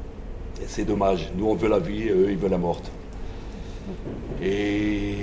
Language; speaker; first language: French; non-native, fluent; Hebrew